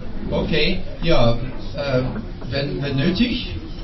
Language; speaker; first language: German; non-native, fluent; English